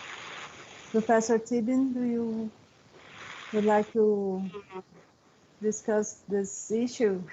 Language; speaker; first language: English; non-native, learner; Portuguese